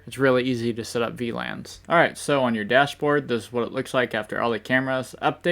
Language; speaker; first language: English; native; English